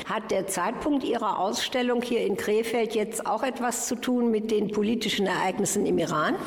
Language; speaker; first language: German; native; German